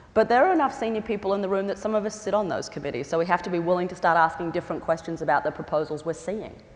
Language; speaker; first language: English; native; English